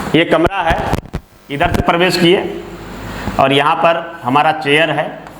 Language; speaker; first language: Hindi; native; Hindi